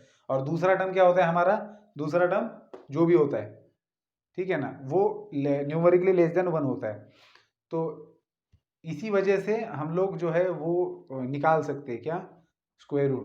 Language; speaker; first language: Hindi; native; Hindi